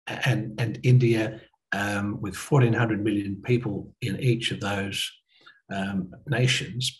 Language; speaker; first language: English; native; English